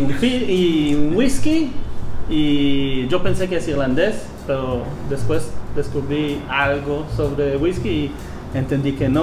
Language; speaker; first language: Spanish; non-native, fluent; Hebrew